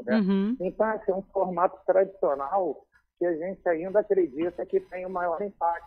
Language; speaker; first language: Portuguese; native; Portuguese